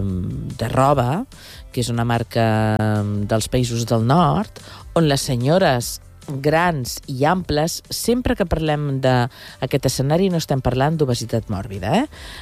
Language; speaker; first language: Catalan; native; Catalan